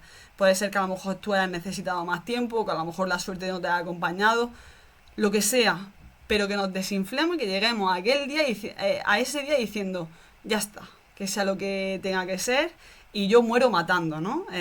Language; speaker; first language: Spanish; native; Spanish